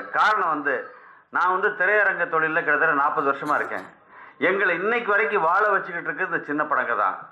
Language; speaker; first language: Tamil; native; Tamil